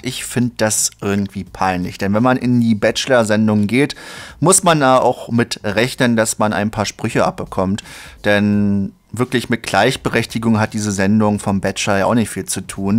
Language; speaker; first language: German; native; German